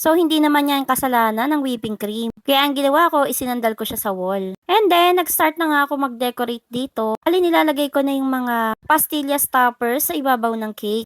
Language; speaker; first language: Filipino; native; Filipino